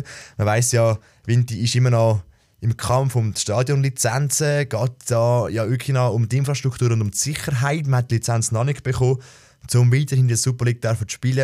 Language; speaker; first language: German; native; German